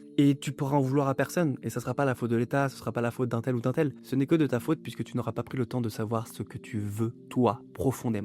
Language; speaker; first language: French; native; French